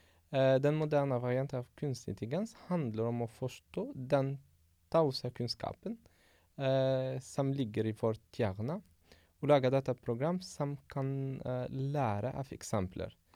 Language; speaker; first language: Norwegian; non-native, fluent; Arabic